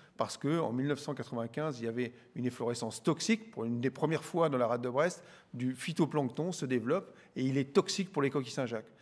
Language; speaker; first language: French; native; French